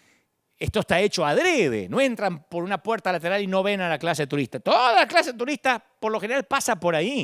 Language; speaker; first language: Spanish; native; Spanish